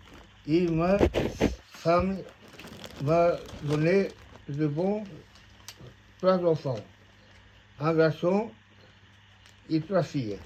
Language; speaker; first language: French; non-native, learner; Portuguese